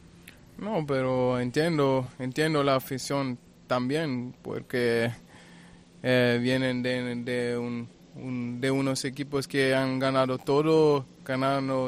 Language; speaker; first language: Spanish; non-native, fluent; German